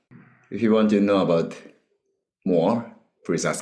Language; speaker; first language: English; non-native, learner; Japanese